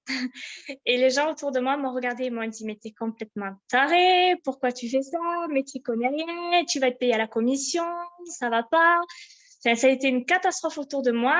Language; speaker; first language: French; native; French